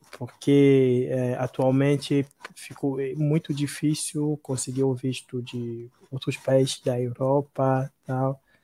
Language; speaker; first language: Portuguese; non-native, fluent; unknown